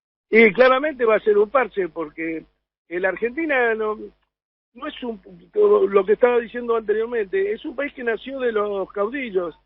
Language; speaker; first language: Spanish; native; Spanish